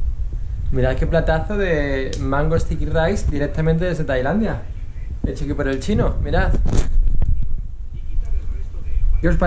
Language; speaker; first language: Spanish; native; Spanish